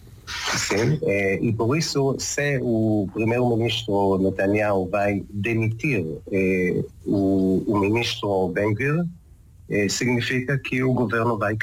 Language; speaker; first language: Portuguese; non-native, learner; Hebrew